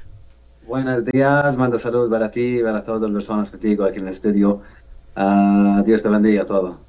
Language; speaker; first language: Spanish; non-native, learner; Arabic